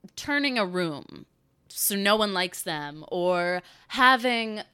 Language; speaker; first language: English; native; English